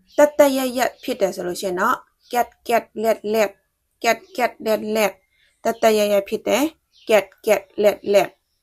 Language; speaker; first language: Burmese; non-native, local second language; Shan